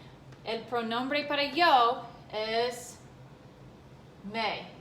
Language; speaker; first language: Spanish; non-native, fluent; English